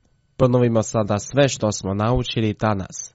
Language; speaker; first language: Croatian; non-native, fluent; Chinese